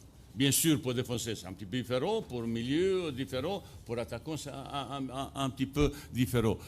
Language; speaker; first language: French; non-native, fluent; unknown